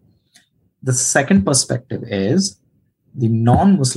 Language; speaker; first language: English; non-native, local second language; Hindi